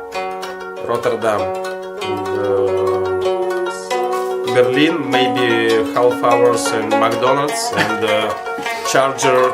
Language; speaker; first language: English; non-native, learner; Russian